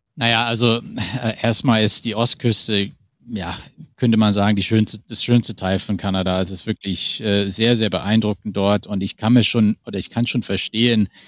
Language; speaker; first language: German; non-native, fluent; English